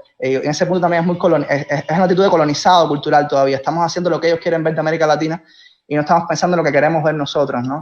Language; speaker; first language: Spanish; native; Spanish